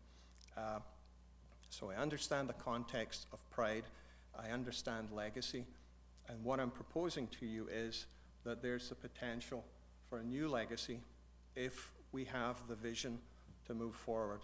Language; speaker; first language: English; native; English